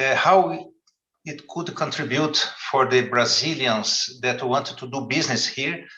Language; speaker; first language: English; non-native, fluent; Portuguese